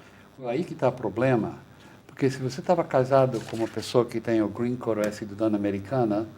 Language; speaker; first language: Portuguese; non-native, fluent; Spanish